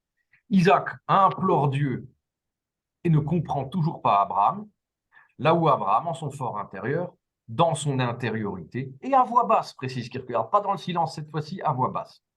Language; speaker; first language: French; native; French